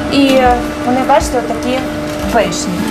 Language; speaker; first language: Ukrainian; native; Ukrainian